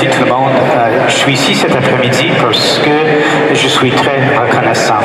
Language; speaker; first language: French; non-native, fluent; English